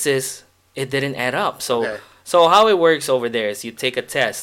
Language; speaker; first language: English; non-native, local second language; Filipino